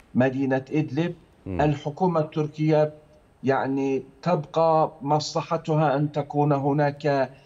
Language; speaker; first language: Arabic; non-native, fluent; Turkish